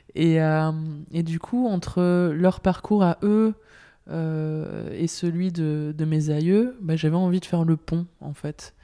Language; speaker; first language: French; native; French